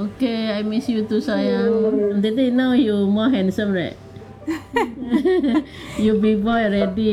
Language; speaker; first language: English; non-native, local second language; Indonesian